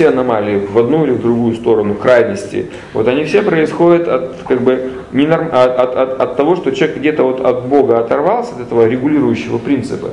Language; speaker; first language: Russian; native; Russian